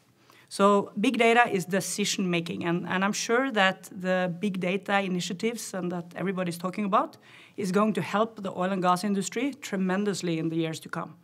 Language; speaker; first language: English; non-native, fluent; Norwegian